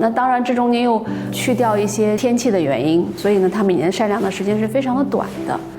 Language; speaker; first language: Chinese; native; Chinese